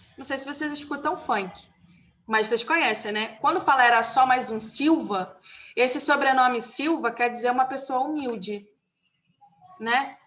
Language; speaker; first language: Portuguese; native; Portuguese